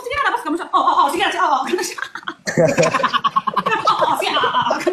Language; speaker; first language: Filipino; non-native, learner; Chinese